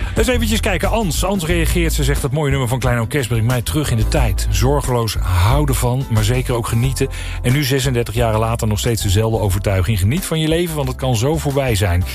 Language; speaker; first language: Dutch; native; Dutch